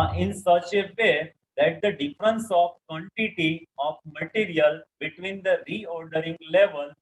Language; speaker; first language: English; non-native, local second language; Gujarati